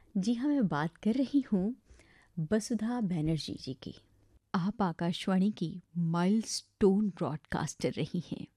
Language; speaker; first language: Hindi; native; Hindi